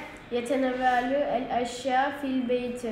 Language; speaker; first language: Arabic; non-native, learner; Turkish